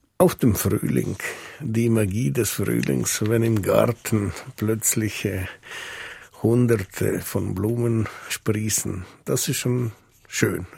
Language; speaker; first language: German; non-native, local second language; Italian